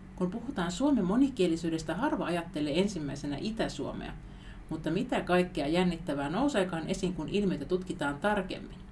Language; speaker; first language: Finnish; native; Finnish